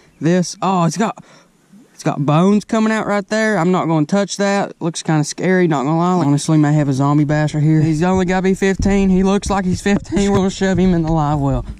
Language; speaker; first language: English; native; English